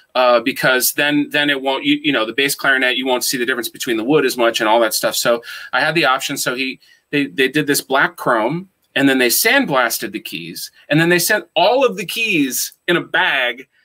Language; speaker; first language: English; native; English